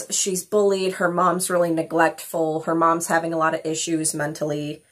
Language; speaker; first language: English; native; English